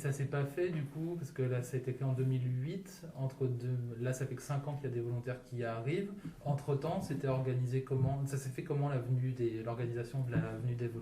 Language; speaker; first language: French; native; French